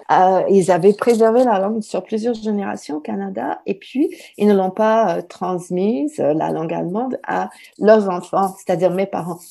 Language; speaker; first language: French; non-native, local second language; English